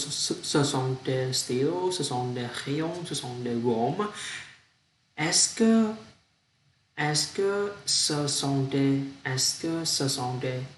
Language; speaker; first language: French; non-native, learner; Vietnamese